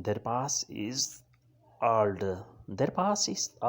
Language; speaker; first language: German; non-native, learner; Urdu